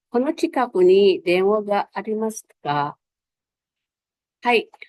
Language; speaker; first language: Japanese; non-native, fluent; Filipino